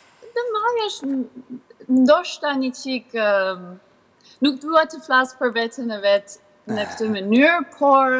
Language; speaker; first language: Albanian; early bilingual, heritage; Albanian